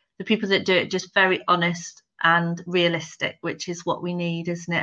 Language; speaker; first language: English; native; English